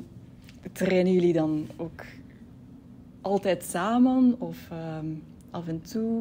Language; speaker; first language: Dutch; native; Dutch